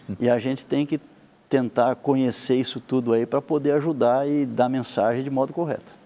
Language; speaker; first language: Portuguese; native; Portuguese